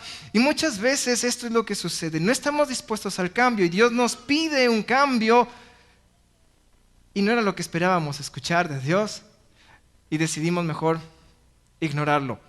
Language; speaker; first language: Spanish; native; Spanish